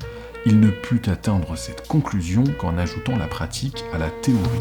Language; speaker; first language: French; native; French